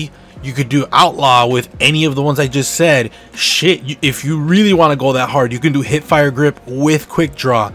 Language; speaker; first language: English; native; English